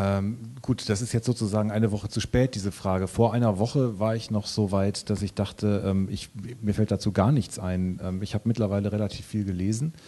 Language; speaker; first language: German; native; German